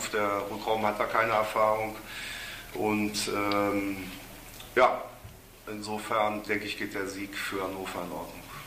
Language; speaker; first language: German; native; German